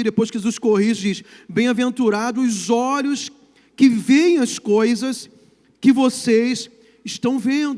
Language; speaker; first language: Portuguese; native; Portuguese